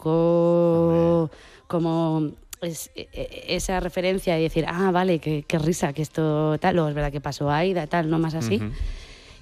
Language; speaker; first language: Spanish; native; Spanish